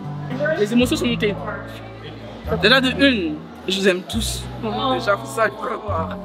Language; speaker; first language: French; native; French